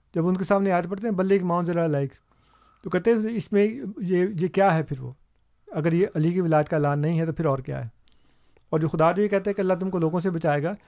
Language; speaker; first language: Urdu; native; Urdu